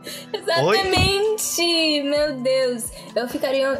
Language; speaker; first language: Portuguese; non-native, local second language; Kabuverdianu